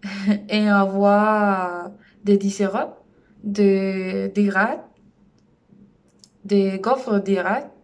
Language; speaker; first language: French; non-native, learner; Spanish